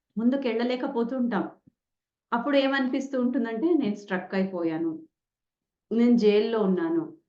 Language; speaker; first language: Telugu; non-native, local second language; Kannada